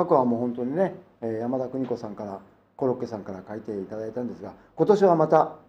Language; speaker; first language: Japanese; native; Japanese